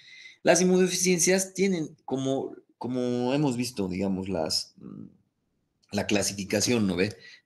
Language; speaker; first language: Spanish; native; Spanish